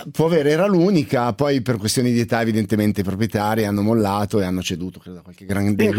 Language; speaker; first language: Italian; native; Italian